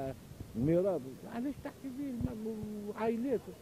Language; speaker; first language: Arabic; native; Arabic